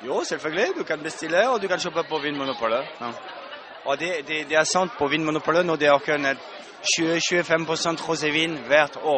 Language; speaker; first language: Norwegian; non-native, fluent; French